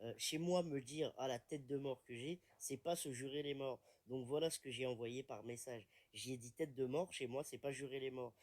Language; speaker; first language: French; native; French